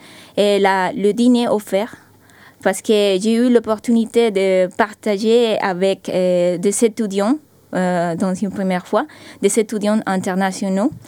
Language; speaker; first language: French; non-native, fluent; Spanish